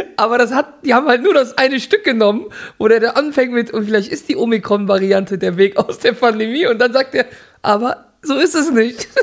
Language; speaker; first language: German; early bilingual, other home language; Italian